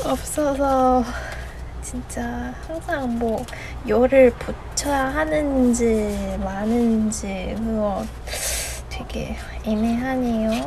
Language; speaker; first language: Korean; non-native, fluent; Chinese